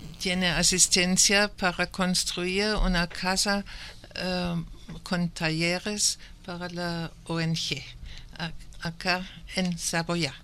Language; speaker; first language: Spanish; non-native, learner; German